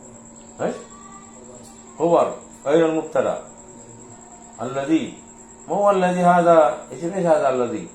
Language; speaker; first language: Arabic; non-native, fluent; Indonesian